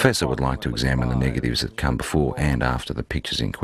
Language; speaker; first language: English; native; English